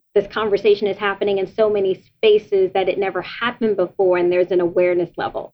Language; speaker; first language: English; native; English